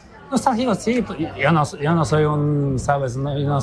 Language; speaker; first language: Spanish; non-native, fluent; Polish